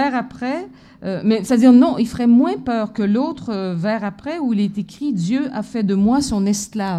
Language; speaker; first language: French; native; French